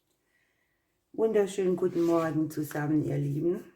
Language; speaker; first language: German; native; German